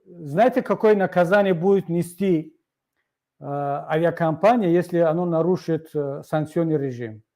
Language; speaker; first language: Russian; non-native, local second language; Tajik